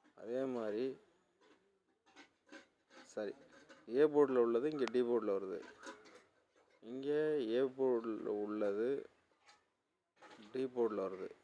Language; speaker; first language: Tamil; native; Tamil